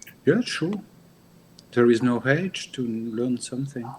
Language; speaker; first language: English; non-native, learner; French